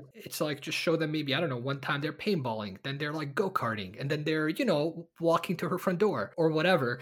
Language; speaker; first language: English; early bilingual, other home language; Bosnian